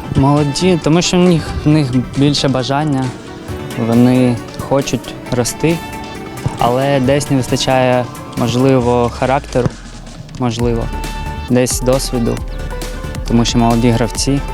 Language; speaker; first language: Ukrainian; native; Ukrainian